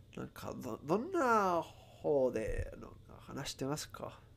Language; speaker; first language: Japanese; non-native, fluent; Spanish